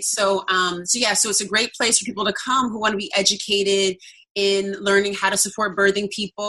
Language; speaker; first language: English; native; English